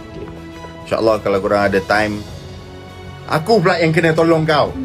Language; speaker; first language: Malay; native; Malay